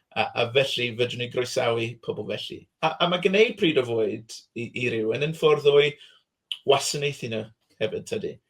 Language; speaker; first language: Welsh; non-native, fluent; English